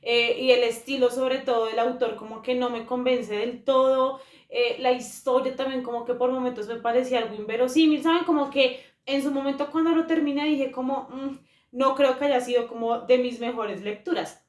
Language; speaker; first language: Spanish; native; Spanish